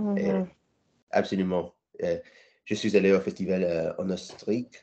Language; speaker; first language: French; non-native, learner; English